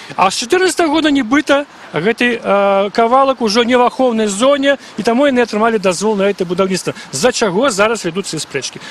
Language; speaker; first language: Belarusian; non-native, local second language; Russian